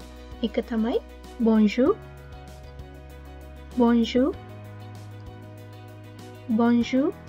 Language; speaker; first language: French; non-native, fluent; Sinhala